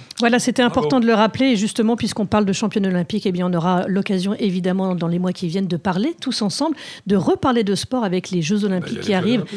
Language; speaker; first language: French; native; French